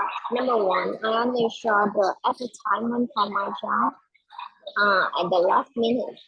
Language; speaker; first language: English; non-native, learner; Vietnamese